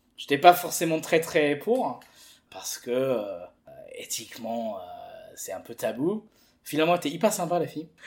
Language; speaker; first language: French; early bilingual, heritage; French